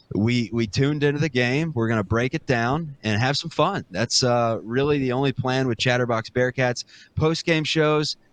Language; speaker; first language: English; native; English